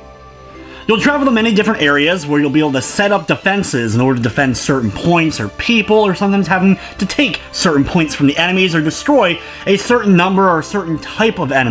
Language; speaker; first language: English; native; English